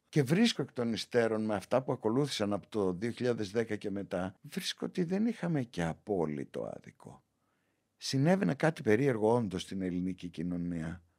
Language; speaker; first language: Greek; native; Greek